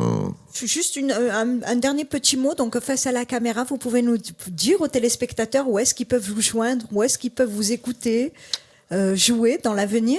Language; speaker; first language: French; native; French